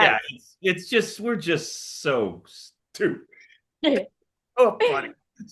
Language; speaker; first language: English; native; English